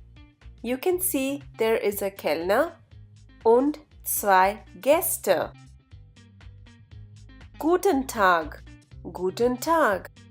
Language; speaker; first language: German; non-native, fluent; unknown